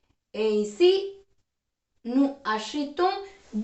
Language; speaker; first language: French; non-native, fluent; Spanish